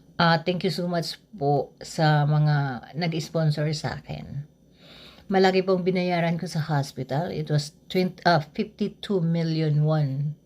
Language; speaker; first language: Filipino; native; Filipino